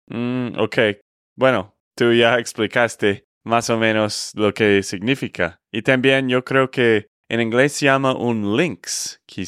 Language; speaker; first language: Spanish; non-native, fluent; English